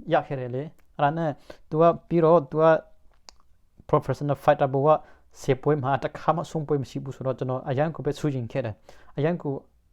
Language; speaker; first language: Burmese; non-native, local second language; Hakha Chin